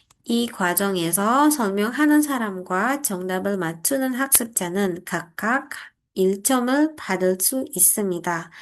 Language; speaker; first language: Korean; non-native, fluent; Indonesian